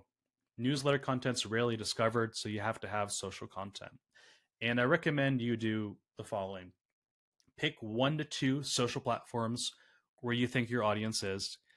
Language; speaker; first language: English; native; English